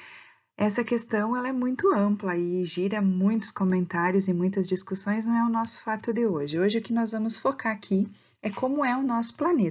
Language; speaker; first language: Portuguese; native; Portuguese